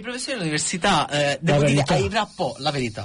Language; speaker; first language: Italian; native; Italian